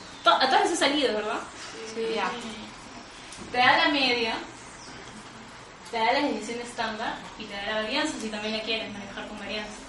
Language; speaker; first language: Spanish; native; Spanish